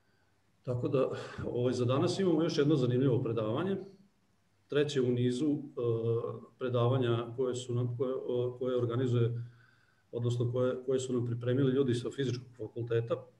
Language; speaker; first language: Serbian; native; Serbian